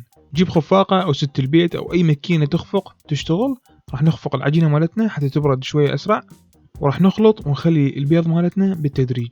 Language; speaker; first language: Arabic; native; Arabic